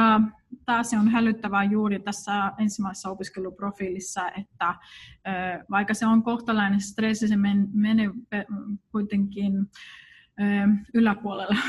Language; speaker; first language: Finnish; non-native, fluent; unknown